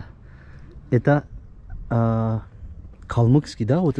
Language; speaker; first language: Russian; non-native, learner; Turkish